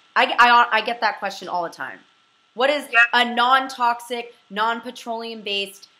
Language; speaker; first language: English; native; English